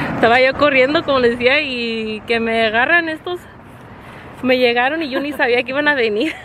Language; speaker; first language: Spanish; early bilingual, heritage; Spanish